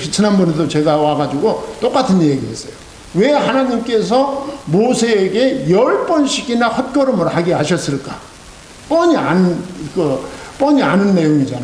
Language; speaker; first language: Korean; native; Korean